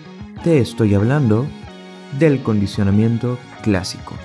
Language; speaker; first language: Spanish; native; Spanish